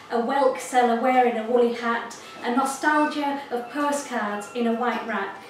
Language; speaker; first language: English; native; English